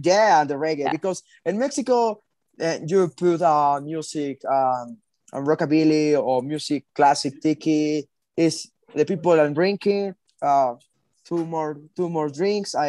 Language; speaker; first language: English; non-native, learner; Spanish